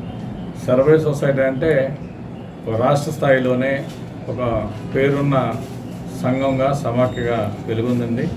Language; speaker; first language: Telugu; native; Telugu